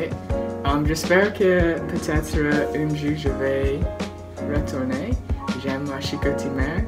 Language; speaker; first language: French; non-native, learner; English